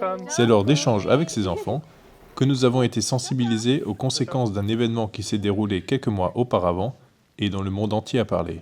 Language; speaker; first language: French; native; French